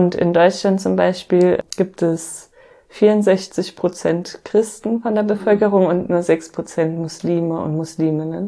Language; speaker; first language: German; native; German